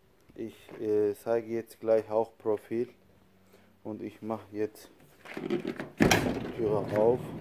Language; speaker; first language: German; non-native, learner; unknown